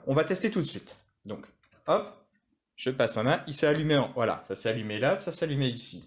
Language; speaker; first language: French; native; French